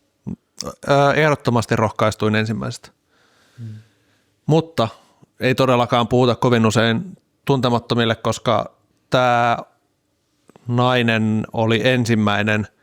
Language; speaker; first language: Finnish; native; Finnish